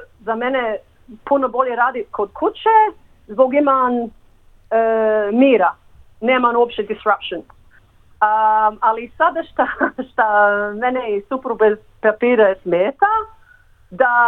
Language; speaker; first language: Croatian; early bilingual, heritage; English